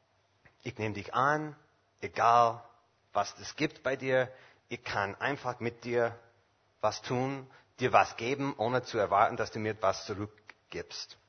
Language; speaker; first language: German; non-native, fluent; English